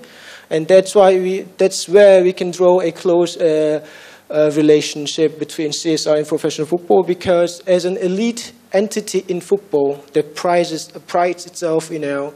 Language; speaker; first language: English; non-native, fluent; Korean